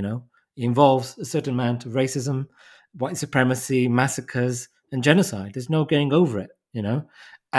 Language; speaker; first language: English; native; English